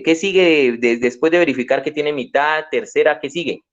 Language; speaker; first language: Spanish; native; Spanish